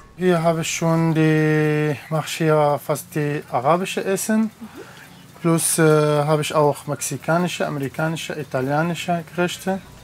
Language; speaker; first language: German; non-native, learner; Arabic